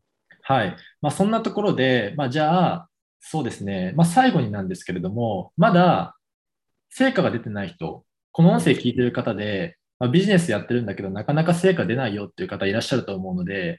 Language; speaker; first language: Japanese; native; Japanese